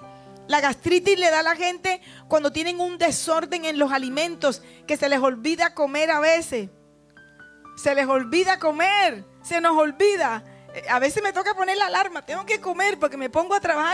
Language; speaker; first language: Spanish; native; Spanish